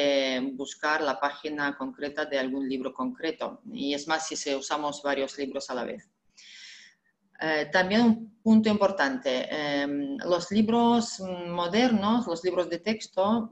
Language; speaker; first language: Spanish; non-native, fluent; Russian